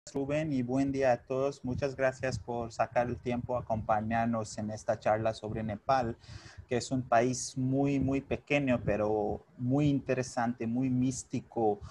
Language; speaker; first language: Spanish; non-native, fluent; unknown